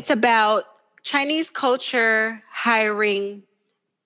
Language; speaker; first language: English; non-native, local second language; Pampanga